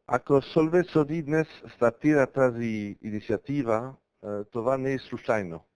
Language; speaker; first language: Bulgarian; non-native, learner; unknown